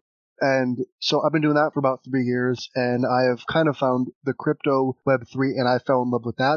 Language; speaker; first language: English; native; English